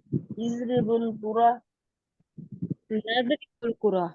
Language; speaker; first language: Arabic; non-native, learner; Urdu